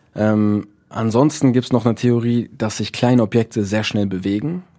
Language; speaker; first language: German; early bilingual, other home language; Dutch